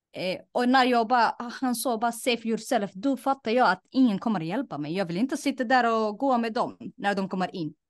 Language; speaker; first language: Swedish; non-native, fluent; Somali